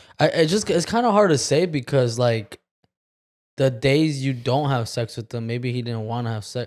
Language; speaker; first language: English; native; English